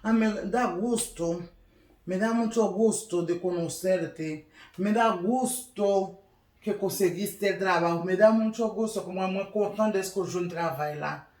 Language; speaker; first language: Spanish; non-native, learner; Haitian Creole